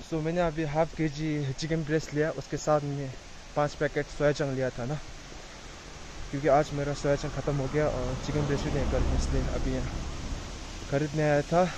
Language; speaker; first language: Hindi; non-native, local second language; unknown